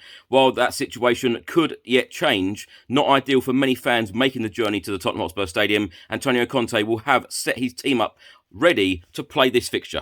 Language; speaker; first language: English; native; English